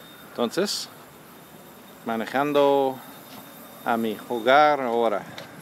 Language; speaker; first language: Spanish; non-native, learner; English